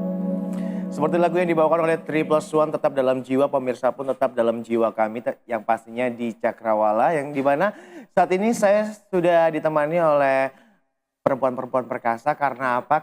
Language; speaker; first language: Indonesian; native; Indonesian